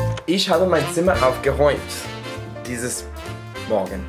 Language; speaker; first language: German; non-native, learner; English